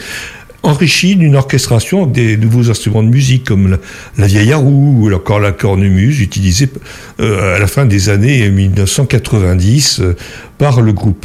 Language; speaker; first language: French; native; French